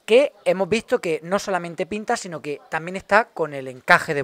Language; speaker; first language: Spanish; native; Spanish